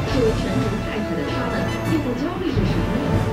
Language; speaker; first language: Chinese; native; Chinese